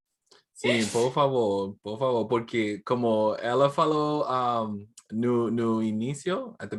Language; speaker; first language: Portuguese; non-native, learner; English